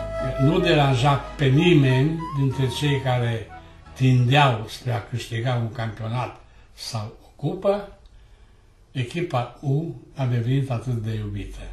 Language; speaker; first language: Romanian; native; Romanian